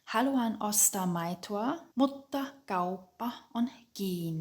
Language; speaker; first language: Finnish; non-native, fluent; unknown